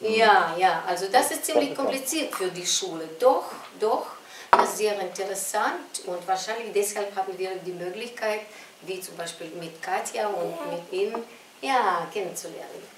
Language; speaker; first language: German; non-native, fluent; Russian